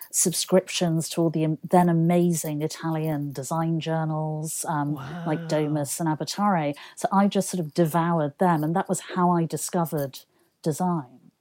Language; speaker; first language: English; native; English